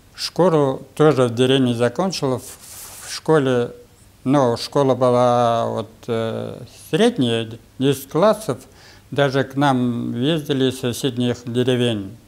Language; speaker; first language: Russian; non-native, local second language; Bashkir